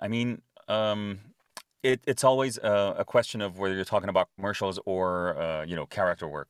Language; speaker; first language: English; non-native, fluent; Greek